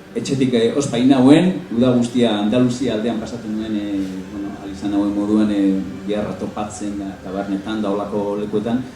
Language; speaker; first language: Basque; non-native, local second language; Spanish